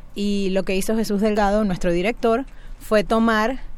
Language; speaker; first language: Spanish; native; Spanish